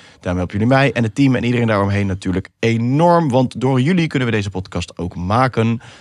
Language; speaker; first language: Dutch; early bilingual, other home language; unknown